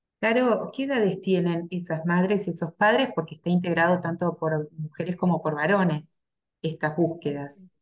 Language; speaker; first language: Spanish; native; Spanish